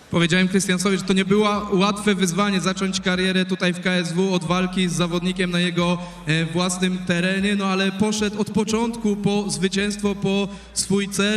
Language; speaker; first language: Polish; native; Polish